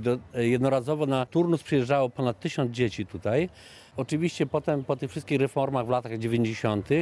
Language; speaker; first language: Polish; native; Polish